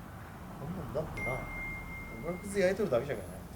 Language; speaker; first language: Japanese; native; Japanese